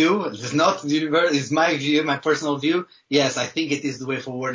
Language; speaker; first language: English; non-native, fluent; Portuguese